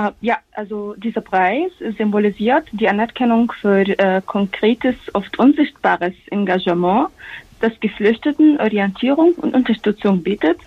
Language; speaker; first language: German; non-native, fluent; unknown